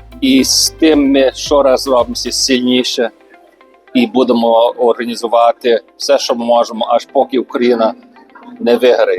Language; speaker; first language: Ukrainian; early bilingual, heritage; Ukrainian